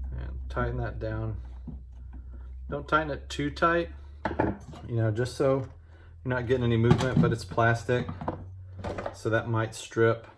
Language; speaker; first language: English; native; English